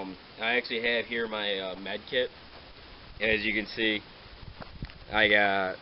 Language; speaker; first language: English; native; English